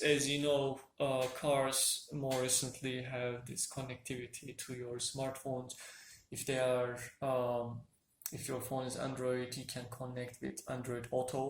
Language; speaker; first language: English; non-native, fluent; Turkish